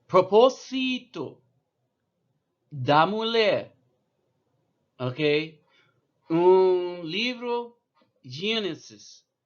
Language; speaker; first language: Portuguese; non-native, learner; English